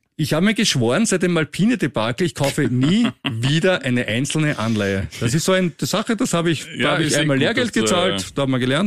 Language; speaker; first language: German; native; German